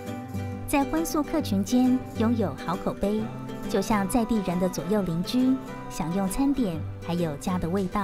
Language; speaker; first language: Chinese; native; Chinese